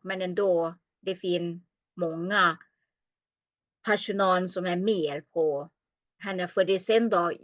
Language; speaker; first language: Swedish; non-native, learner; Thai